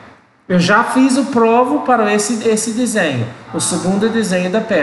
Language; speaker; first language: Portuguese; non-native, learner; English